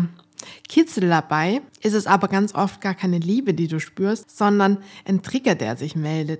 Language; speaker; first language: German; native; German